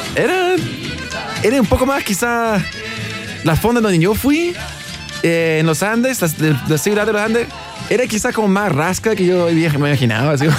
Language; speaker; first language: Spanish; non-native, fluent; English